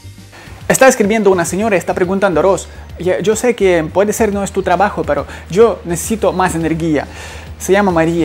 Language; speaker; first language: Spanish; non-native, fluent; Ukrainian